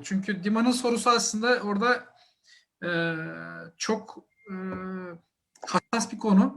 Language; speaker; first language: Turkish; native; Turkish